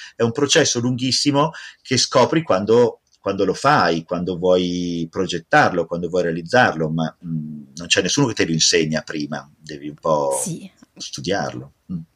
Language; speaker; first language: Italian; native; Italian